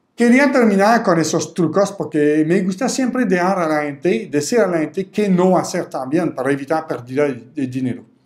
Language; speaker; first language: Spanish; non-native, fluent; French